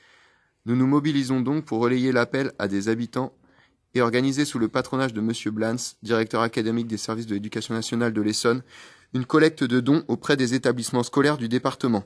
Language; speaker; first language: French; native; French